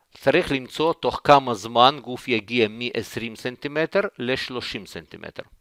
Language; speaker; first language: Hebrew; non-native, fluent; Russian